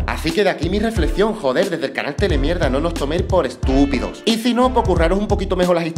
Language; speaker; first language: Spanish; native; Spanish